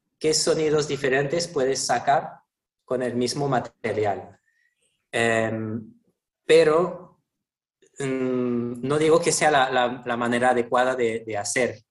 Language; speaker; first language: Spanish; non-native, fluent; French